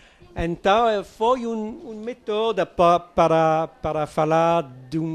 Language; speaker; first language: Portuguese; non-native, learner; French